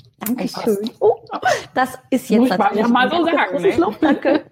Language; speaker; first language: German; native; German